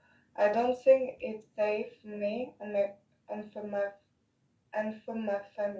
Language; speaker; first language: English; non-native, learner; French